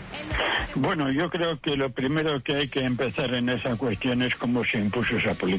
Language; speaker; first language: Spanish; native; Spanish